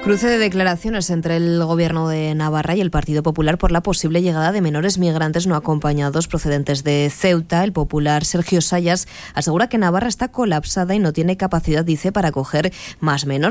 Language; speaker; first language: Spanish; native; Spanish